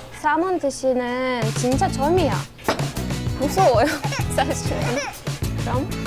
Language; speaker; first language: Korean; non-native, learner; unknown